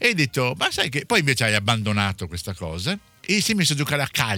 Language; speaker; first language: Italian; native; Italian